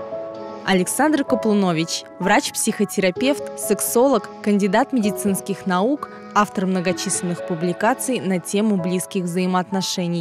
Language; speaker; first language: Russian; native; Russian